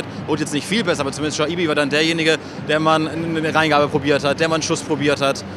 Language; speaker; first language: German; native; German